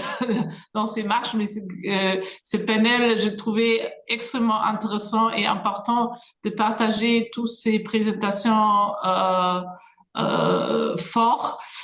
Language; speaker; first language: French; non-native, fluent; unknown